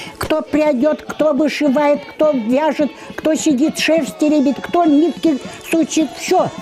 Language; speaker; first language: Russian; non-native, local second language; Chuvash